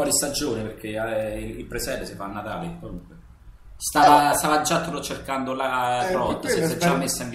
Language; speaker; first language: Italian; native; Italian